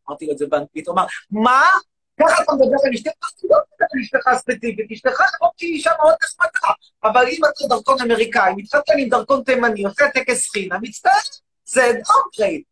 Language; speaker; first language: Hebrew; native; Hebrew